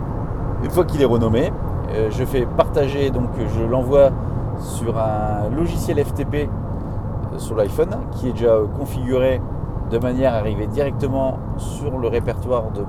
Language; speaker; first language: French; native; French